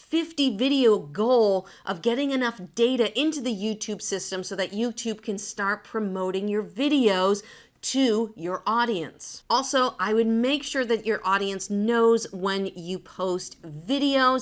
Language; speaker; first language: English; native; English